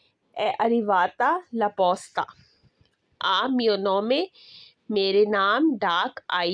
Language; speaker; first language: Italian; non-native, fluent; Urdu